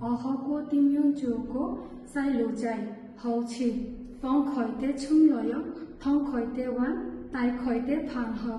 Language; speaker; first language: Cantonese; non-native, learner; Bangla